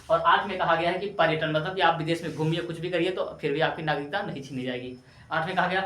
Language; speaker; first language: Hindi; native; Hindi